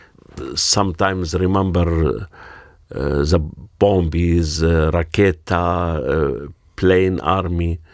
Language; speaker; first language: English; non-native, learner; Arabic